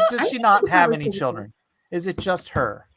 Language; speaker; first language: English; native; English